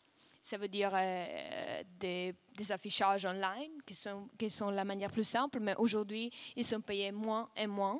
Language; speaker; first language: French; non-native, fluent; Russian